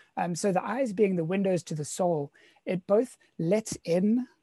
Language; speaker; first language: English; native; English